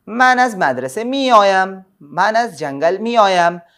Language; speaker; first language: Persian; non-native, fluent; Urdu